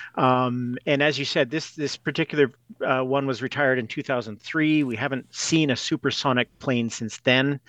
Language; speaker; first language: English; native; English